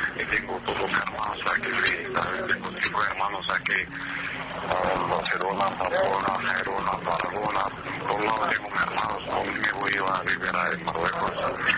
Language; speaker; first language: Spanish; non-native, learner; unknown